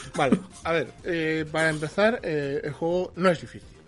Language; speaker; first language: Spanish; native; Spanish